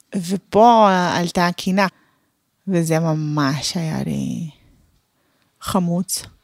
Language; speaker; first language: Hebrew; early bilingual, other home language; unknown